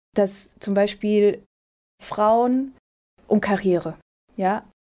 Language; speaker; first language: German; early bilingual, other home language; Spanish